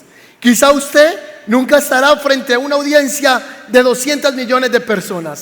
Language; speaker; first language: Spanish; native; Spanish